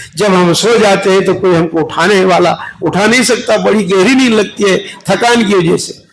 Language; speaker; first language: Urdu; native; Urdu